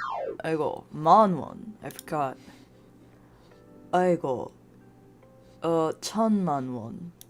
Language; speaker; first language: Korean; non-native, learner; English